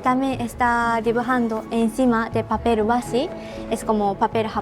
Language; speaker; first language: Spanish; non-native, learner; Japanese